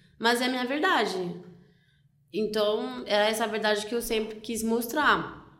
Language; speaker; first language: Portuguese; non-native, fluent; French